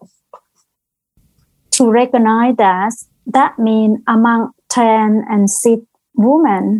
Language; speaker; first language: English; non-native, learner; Thai